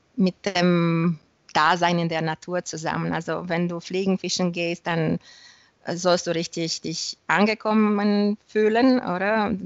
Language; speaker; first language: German; non-native, fluent; Romanian